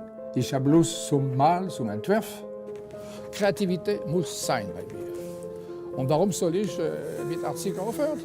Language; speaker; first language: German; non-native, fluent; French